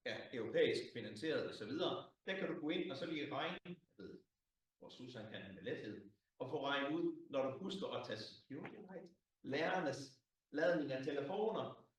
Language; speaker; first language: Danish; native; Danish